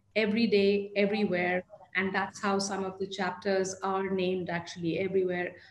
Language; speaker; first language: English; non-native, local second language; Hindi